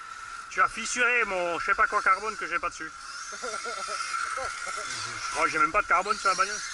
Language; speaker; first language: French; native; French